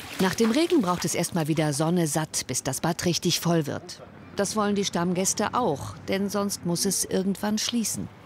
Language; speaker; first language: German; native; German